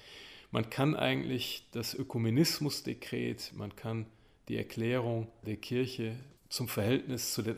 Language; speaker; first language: German; native; German